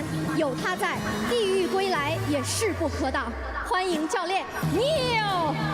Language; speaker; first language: Chinese; native; Chinese